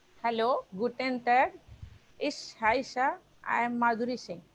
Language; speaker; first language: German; non-native, learner; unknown